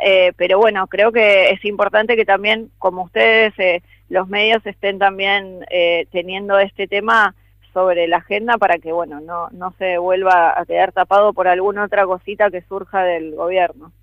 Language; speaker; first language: Spanish; native; Spanish